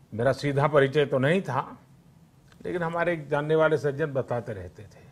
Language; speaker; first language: Hindi; non-native, local second language; Gujarati